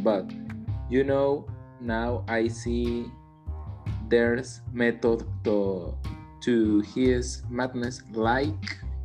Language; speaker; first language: English; non-native, learner; Spanish